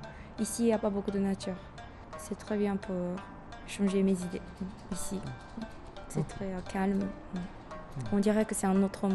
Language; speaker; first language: French; non-native, fluent; Japanese